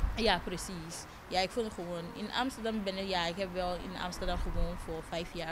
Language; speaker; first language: Dutch; non-native, fluent; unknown